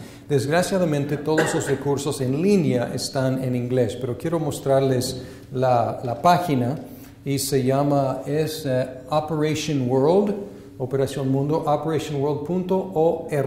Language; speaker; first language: Spanish; non-native, fluent; English